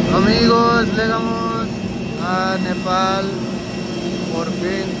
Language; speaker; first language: Spanish; non-native, learner; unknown